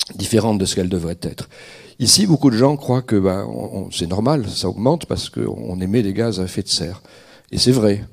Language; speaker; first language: French; native; French